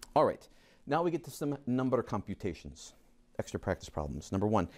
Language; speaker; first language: English; native; English